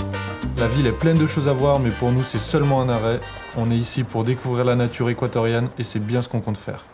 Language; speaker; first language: French; native; French